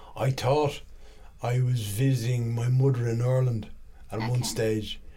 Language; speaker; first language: English; native; English